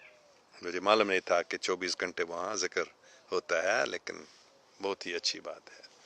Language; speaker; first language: Hindi; non-native, local second language; English